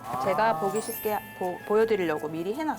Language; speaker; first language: Korean; native; Korean